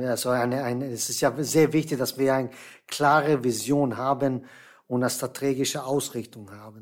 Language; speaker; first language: German; non-native, fluent; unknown